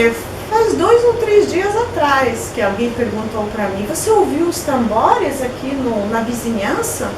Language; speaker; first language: Portuguese; non-native, fluent; Polish